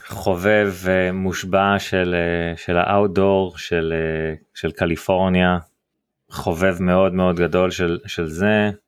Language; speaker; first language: Hebrew; early bilingual, heritage; Hebrew